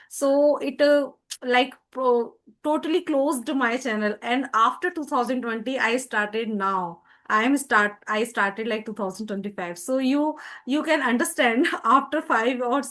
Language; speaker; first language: English; non-native, learner; Hindi